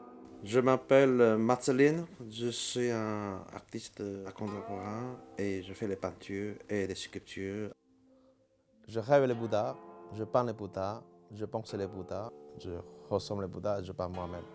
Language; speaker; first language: French; non-native, fluent; Chinese